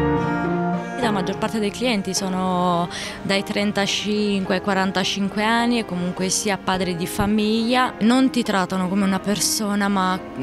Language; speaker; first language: Italian; non-native, fluent; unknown